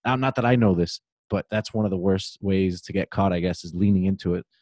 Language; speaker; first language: English; native; English